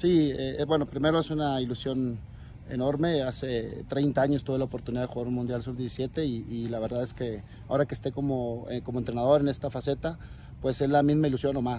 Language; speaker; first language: Spanish; native; Spanish